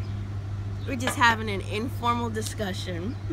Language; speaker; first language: English; native; English